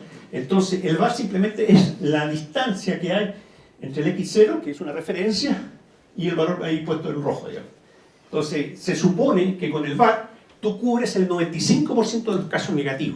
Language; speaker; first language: Spanish; native; Spanish